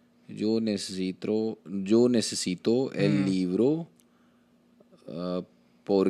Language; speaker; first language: Spanish; non-native, learner; Hindi